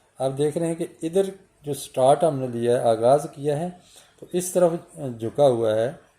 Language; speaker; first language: Urdu; native; Urdu